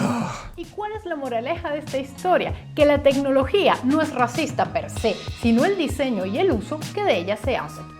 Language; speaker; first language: Spanish; native; Spanish